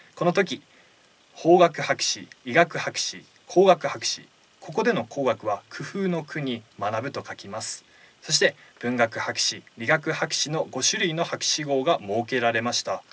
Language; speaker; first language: Japanese; native; Japanese